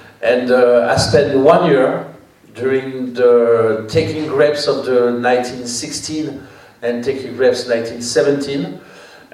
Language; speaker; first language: English; non-native, fluent; French